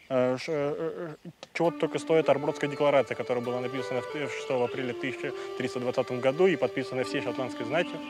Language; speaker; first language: Russian; non-native, fluent; English